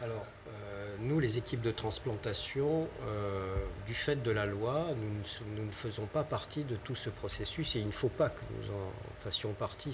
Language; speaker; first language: French; native; French